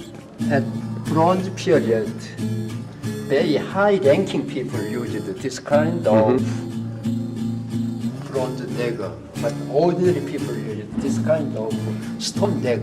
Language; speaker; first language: English; non-native, learner; Korean